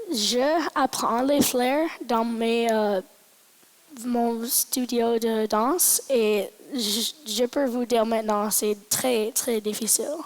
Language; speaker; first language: French; non-native, local second language; English